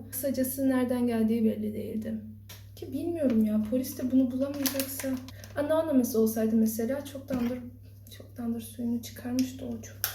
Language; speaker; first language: Turkish; early bilingual, heritage; Turkish